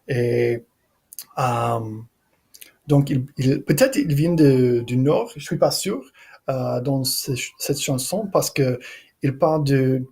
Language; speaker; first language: French; non-native, learner; English